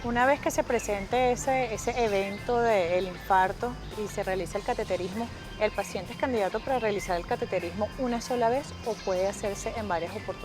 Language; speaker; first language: Spanish; native; Spanish